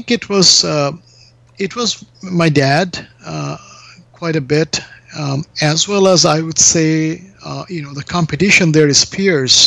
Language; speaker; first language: English; non-native, local second language; Bangla